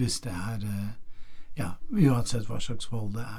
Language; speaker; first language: Norwegian; non-native, fluent; English